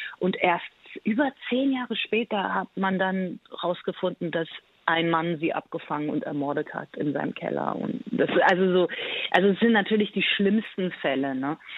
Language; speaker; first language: German; early bilingual, other home language; Persian